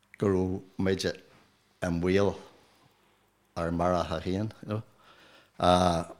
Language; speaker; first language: Irish; non-native, local second language; English